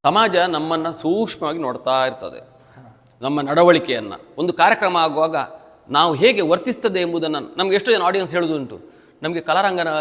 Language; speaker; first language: Kannada; native; Kannada